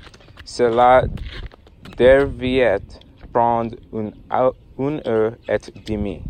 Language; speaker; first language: French; non-native, learner; English